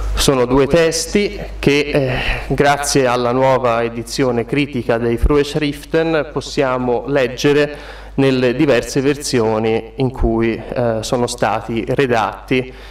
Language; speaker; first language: Italian; native; Italian